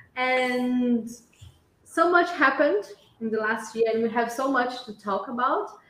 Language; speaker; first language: English; non-native, fluent; Portuguese